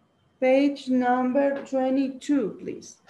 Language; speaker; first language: English; non-native, learner; Spanish